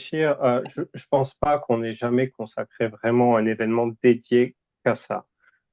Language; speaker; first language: French; native; French